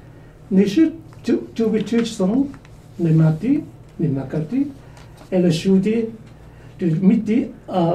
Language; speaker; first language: French; non-native, learner; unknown